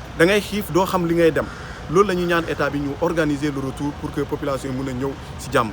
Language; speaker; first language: Wolof; non-native, local second language; Jola-Fonyi